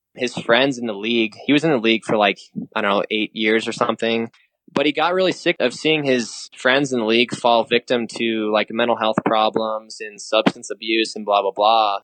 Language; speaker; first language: English; native; English